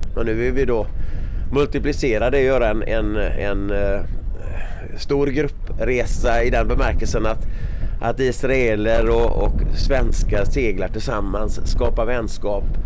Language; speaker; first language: Swedish; native; Swedish